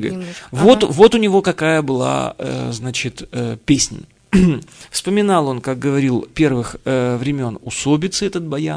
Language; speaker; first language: Russian; native; Russian